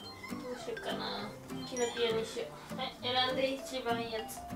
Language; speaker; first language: Japanese; native; Japanese